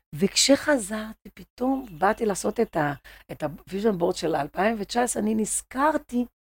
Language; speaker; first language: Hebrew; non-native, fluent; Portuguese